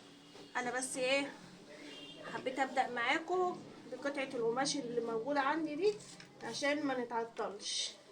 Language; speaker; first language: Arabic; native; Arabic